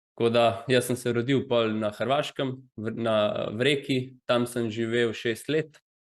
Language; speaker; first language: Slovenian; early bilingual, other home language; Croatian